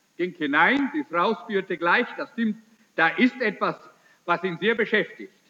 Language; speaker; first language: German; early bilingual, heritage; German